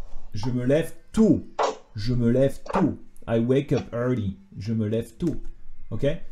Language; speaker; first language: French; native; French